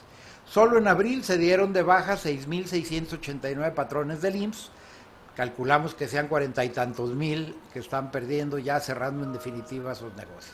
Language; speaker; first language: Spanish; native; Spanish